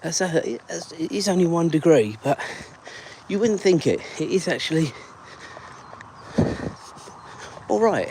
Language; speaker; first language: English; native; English